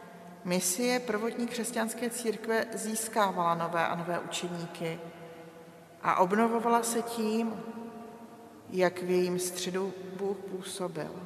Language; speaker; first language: Czech; native; Czech